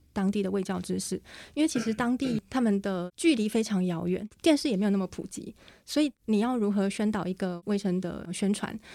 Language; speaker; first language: Chinese; native; Chinese